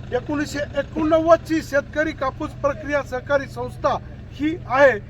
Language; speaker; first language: Marathi; native; Marathi